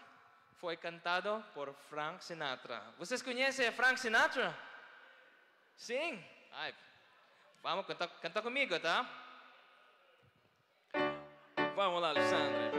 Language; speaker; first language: Portuguese; non-native, learner; Filipino